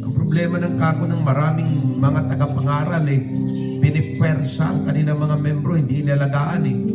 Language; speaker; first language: Filipino; non-native, local second language; Cebuano